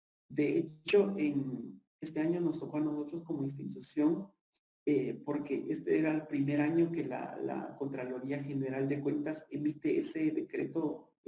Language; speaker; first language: Spanish; native; Spanish